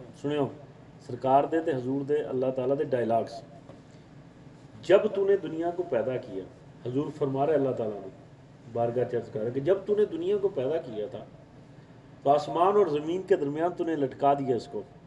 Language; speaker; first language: Urdu; non-native, local second language; Punjabi